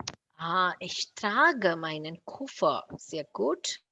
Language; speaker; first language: German; non-native, fluent; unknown